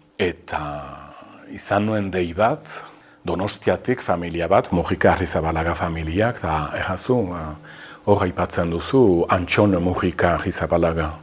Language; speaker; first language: Basque; native; Basque